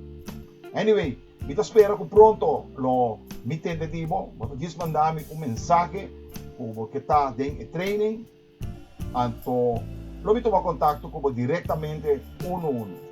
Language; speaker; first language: Portuguese; non-native, learner; Papiamento